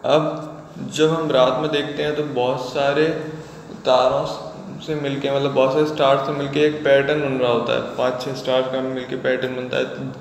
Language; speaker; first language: Hindi; native; Hindi